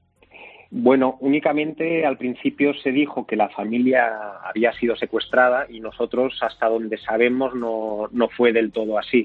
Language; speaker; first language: Spanish; native; Spanish